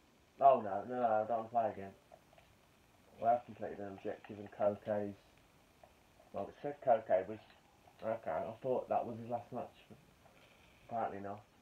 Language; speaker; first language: English; native; English